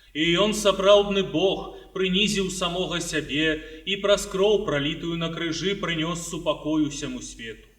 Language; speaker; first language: Belarusian; native; Belarusian